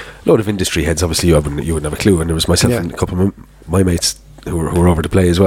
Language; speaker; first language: English; native; English